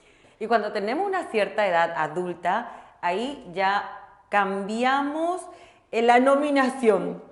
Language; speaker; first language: Spanish; non-native, local second language; Korean